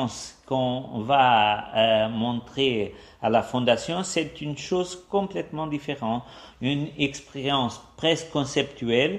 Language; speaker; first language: French; non-native, fluent; Portuguese